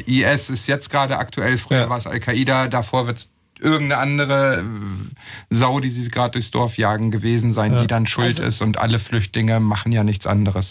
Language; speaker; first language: German; native; German